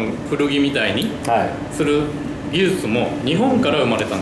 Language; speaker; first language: Japanese; native; Japanese